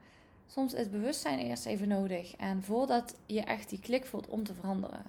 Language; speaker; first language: Dutch; native; Dutch